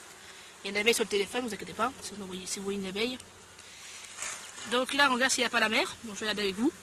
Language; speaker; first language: French; native; French